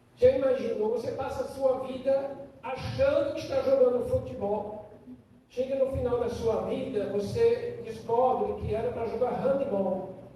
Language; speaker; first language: Portuguese; non-native, fluent; German